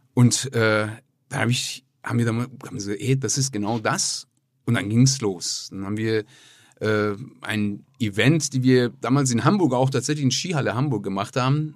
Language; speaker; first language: German; non-native, fluent; Persian